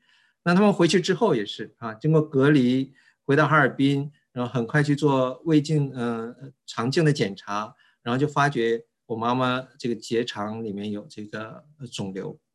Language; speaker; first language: Chinese; native; Chinese